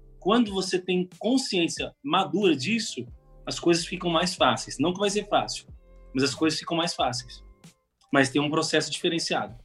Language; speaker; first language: Portuguese; native; Portuguese